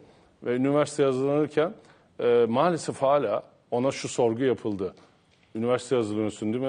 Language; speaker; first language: Turkish; native; Turkish